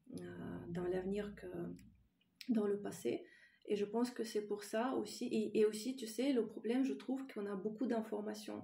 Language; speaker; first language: French; non-native, fluent; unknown